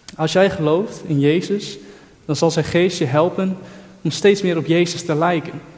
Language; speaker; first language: Dutch; native; Dutch